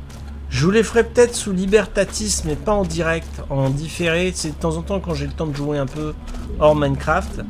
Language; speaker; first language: French; native; French